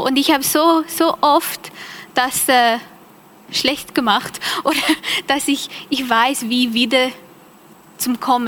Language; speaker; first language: German; non-native, learner; English